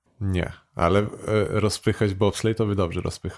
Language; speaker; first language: Polish; native; Polish